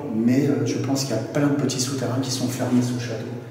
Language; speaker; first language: French; native; French